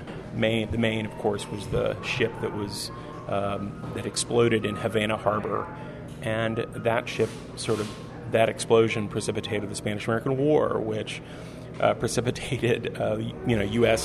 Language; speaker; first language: English; native; English